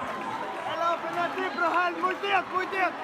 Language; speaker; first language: French; native; French